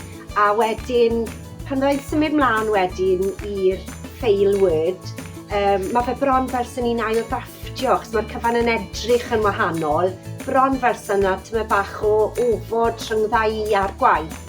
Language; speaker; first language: Welsh; native; Welsh